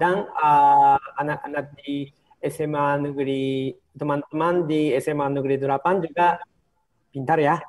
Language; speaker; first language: Indonesian; non-native, fluent; Japanese